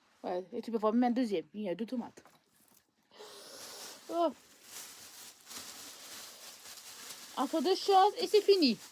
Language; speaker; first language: French; native; French